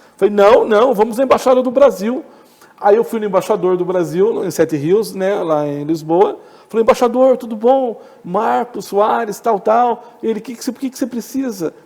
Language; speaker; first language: Portuguese; native; Portuguese